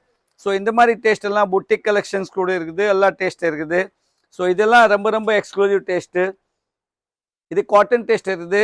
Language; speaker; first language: Tamil; non-native, fluent; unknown